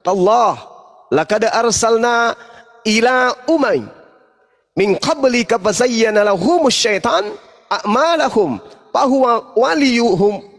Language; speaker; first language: Indonesian; native; Indonesian